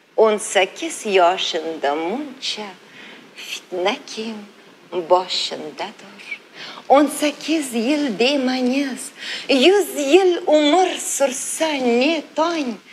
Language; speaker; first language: Uzbek; native; Uzbek